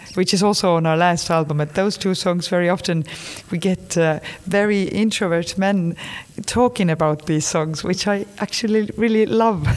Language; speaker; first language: English; non-native, fluent; Estonian